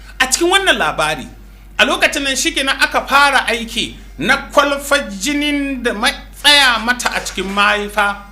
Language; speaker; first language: Hausa; native; Hausa